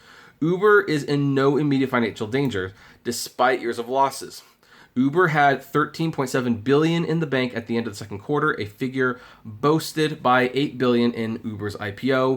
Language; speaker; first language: English; native; English